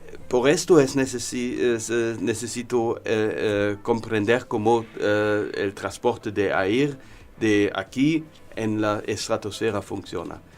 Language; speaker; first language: Spanish; non-native, learner; German